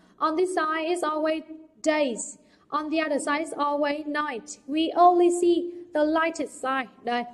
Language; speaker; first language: English; non-native, fluent; Vietnamese